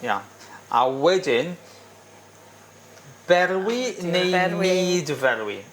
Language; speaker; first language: Welsh; native; Welsh